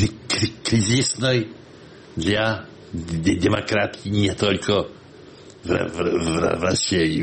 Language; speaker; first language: Russian; non-native, fluent; Polish